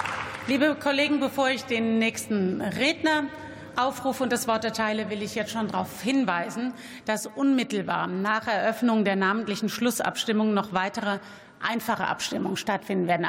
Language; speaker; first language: German; native; German